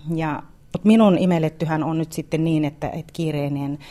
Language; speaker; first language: Finnish; native; Finnish